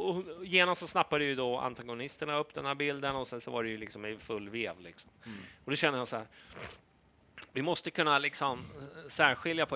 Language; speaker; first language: Swedish; native; Swedish